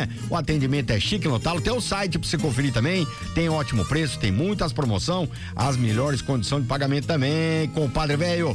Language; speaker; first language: Portuguese; native; Portuguese